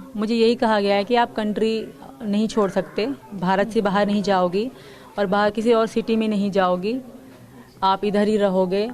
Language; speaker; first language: Urdu; non-native, local second language; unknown